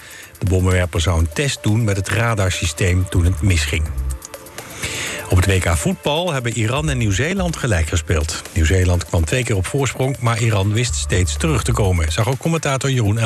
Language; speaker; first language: Dutch; native; Dutch